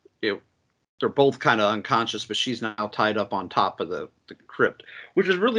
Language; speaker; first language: English; native; English